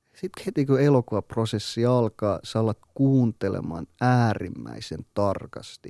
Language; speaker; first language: Finnish; early bilingual, other home language; Persian